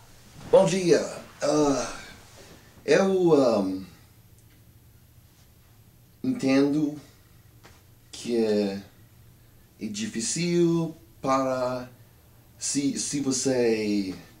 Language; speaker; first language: Portuguese; non-native, learner; English